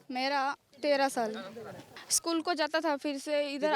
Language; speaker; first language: Hindi; early bilingual, other home language; Bangla